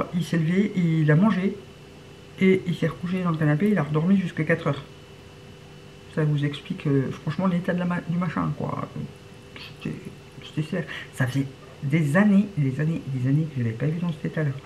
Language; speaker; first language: French; native; French